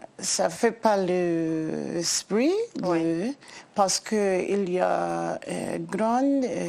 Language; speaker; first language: French; non-native, learner; English